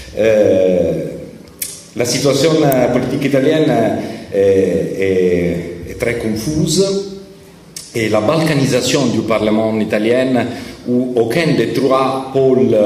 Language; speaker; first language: French; non-native, learner; Italian